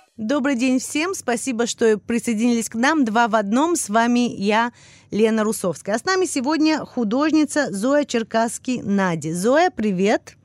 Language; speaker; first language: Russian; early bilingual, heritage; Russian